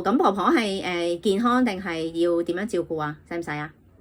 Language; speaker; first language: Cantonese; native; Cantonese